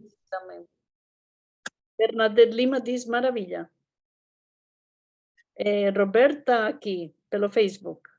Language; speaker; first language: Portuguese; non-native, fluent; Spanish